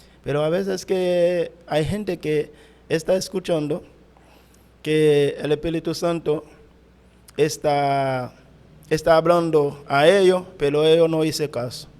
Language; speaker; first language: Spanish; non-native, fluent; Haitian Creole